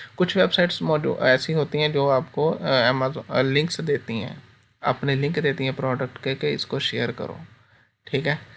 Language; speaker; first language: Urdu; non-native, local second language; Punjabi